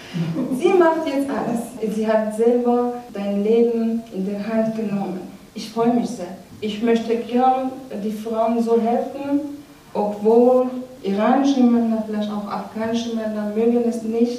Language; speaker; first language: German; non-native, learner; Persian